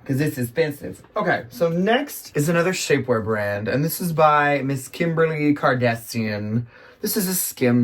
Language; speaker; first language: English; native; English